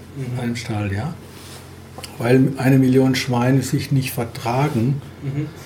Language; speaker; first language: German; native; German